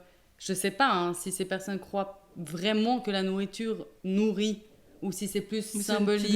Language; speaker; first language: French; native; French